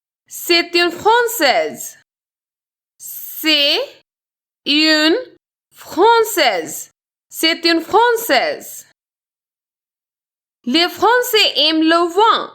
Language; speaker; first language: French; non-native, fluent; Hindi